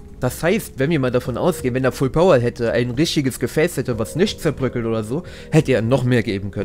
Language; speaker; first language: German; native; German